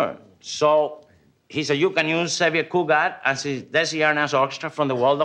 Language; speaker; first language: English; non-native, fluent; Spanish